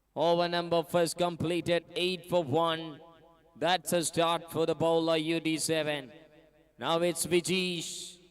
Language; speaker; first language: English; non-native, local second language; Malayalam